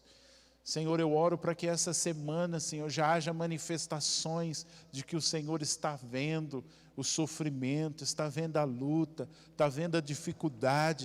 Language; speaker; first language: Portuguese; native; Portuguese